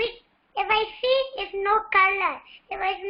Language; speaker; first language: English; non-native, learner; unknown